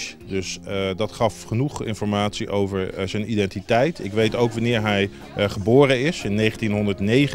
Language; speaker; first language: Dutch; native; Dutch